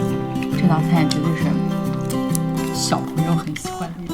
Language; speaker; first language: Chinese; native; Chinese